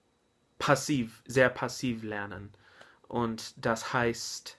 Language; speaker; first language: German; non-native, learner; English